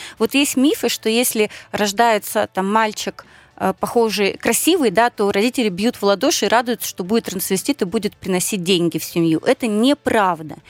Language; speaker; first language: Russian; native; Russian